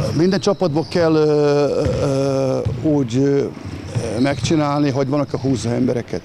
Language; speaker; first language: Hungarian; non-native, fluent; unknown